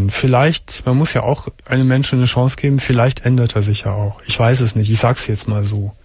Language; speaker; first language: German; native; German